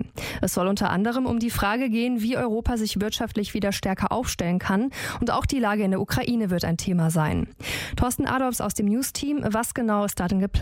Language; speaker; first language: German; native; German